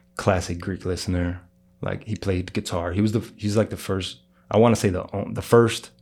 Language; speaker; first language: English; early bilingual, other home language; Greek